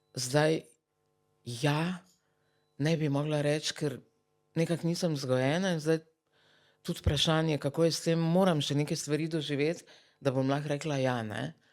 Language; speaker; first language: Slovenian; early bilingual, other home language; Serbian